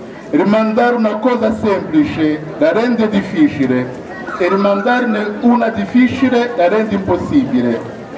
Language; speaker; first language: Italian; non-native, fluent; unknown